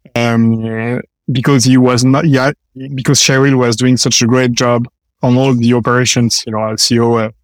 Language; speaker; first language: English; non-native, fluent; French